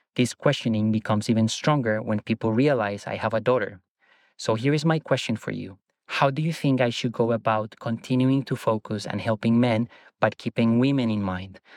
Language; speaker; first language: English; non-native, fluent; Spanish